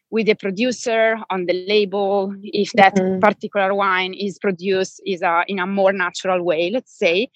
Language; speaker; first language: English; non-native, fluent; Italian